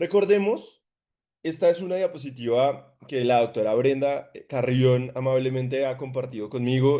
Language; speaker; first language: Spanish; native; Spanish